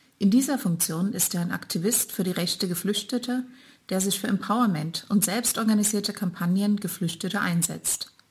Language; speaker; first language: German; native; German